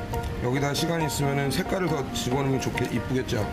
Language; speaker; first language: Korean; native; Korean